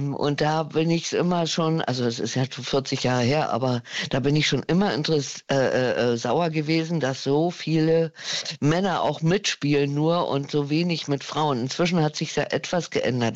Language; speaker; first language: German; native; German